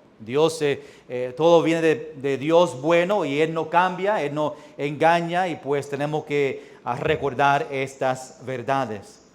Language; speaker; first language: Spanish; early bilingual, heritage; English